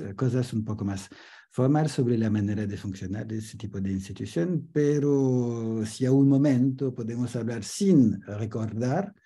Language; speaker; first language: Spanish; non-native, learner; French